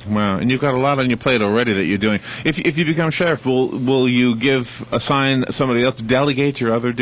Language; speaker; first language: English; native; English